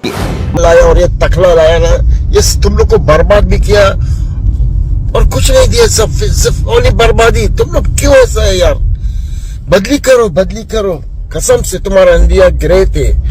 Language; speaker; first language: Hindi; non-native, learner; Arabic